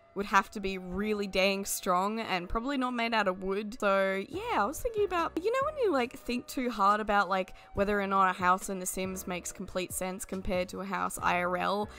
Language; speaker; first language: English; native; English